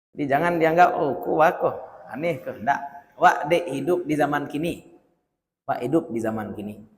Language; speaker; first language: Malay; non-native, local second language; Minangkabau